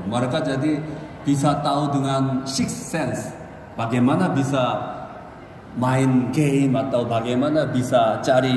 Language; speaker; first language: Indonesian; non-native, fluent; Korean